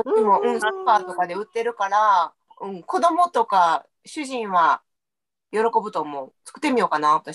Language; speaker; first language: Japanese; native; Japanese